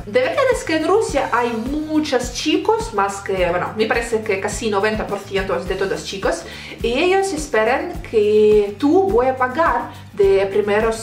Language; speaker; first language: Spanish; non-native, learner; Russian